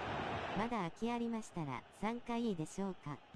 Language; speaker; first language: Japanese; native; Japanese